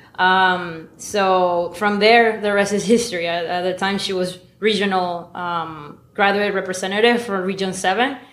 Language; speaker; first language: English; non-native, fluent; Spanish